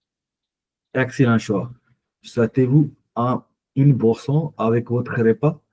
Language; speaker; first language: French; non-native, fluent; Punjabi